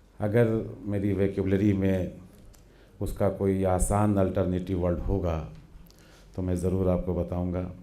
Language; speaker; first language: Urdu; native; Urdu